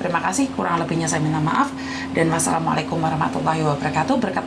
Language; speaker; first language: Indonesian; non-native, local second language; Javanese